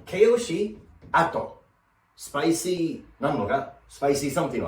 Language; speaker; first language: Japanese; non-native, learner; English